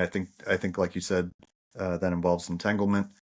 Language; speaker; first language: English; native; English